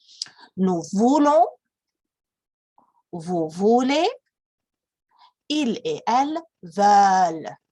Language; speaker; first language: French; non-native, fluent; English